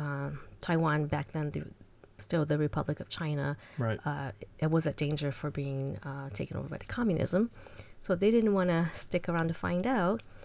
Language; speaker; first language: English; early bilingual, other home language; Chinese